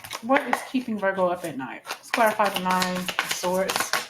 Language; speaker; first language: English; native; English